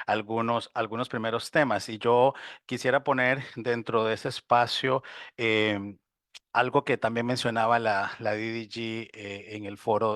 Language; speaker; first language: Spanish; native; Spanish